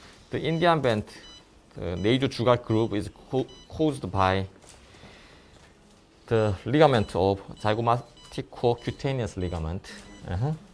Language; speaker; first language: English; non-native, fluent; Korean